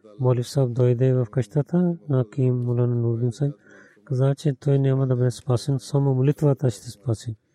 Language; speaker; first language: Bulgarian; non-native, learner; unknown